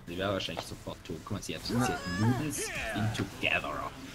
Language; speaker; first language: German; native; German